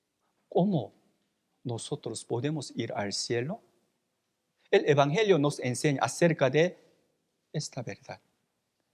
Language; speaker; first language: Spanish; non-native, fluent; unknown